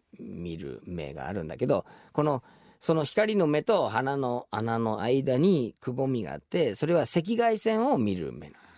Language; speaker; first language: Japanese; non-native, fluent; English